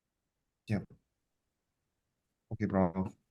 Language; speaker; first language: English; non-native, learner; Indonesian